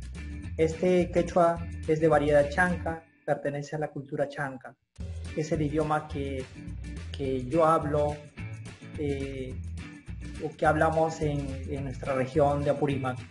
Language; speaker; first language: Spanish; non-native, local second language; Quechua